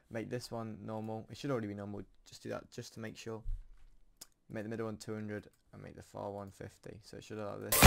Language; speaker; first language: English; native; English